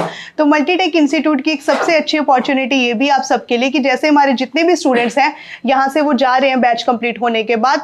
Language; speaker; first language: Hindi; native; Hindi